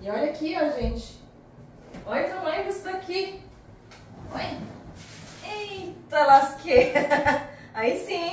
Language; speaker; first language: Portuguese; native; Portuguese